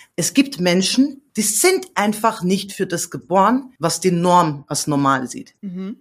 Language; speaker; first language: German; early bilingual, other home language; Central Kurdish